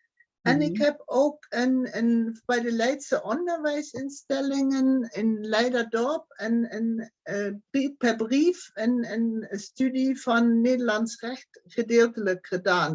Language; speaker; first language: Dutch; non-native, fluent; German